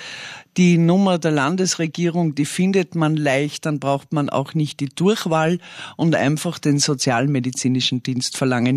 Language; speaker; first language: German; native; German